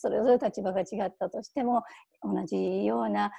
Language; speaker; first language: Japanese; native; Japanese